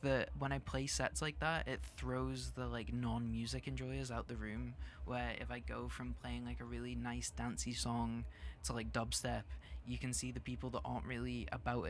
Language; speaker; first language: English; native; English